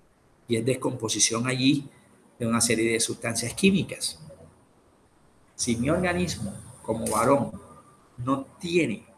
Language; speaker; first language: Spanish; native; Spanish